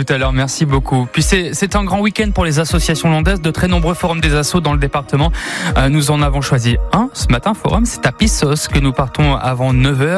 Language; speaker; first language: French; native; French